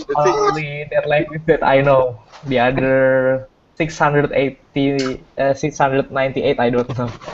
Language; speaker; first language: English; non-native, fluent; Indonesian